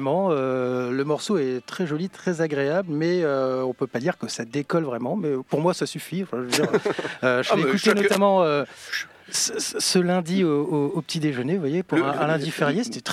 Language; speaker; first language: French; native; French